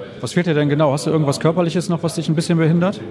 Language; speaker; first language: German; native; German